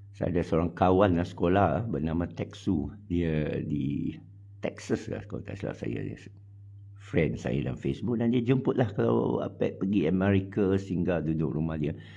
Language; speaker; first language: Malay; non-native, local second language; Chinese